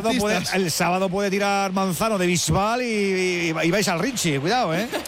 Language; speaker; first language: Spanish; native; Spanish